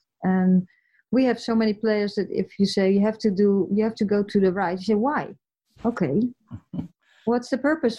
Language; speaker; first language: English; non-native, fluent; Dutch